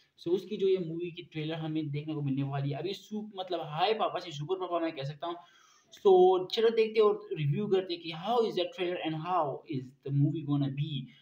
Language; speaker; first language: Hindi; native; Hindi